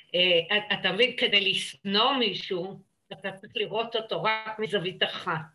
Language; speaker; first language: Hebrew; native; Hebrew